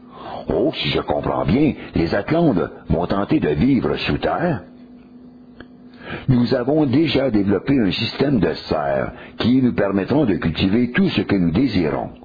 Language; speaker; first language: French; native; French